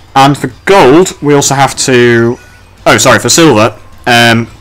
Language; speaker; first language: English; native; English